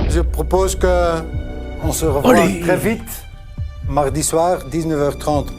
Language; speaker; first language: French; non-native, local second language; Dutch